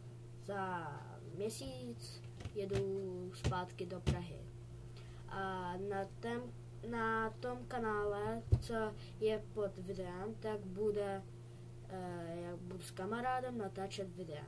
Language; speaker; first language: Czech; early bilingual, other home language; Ukrainian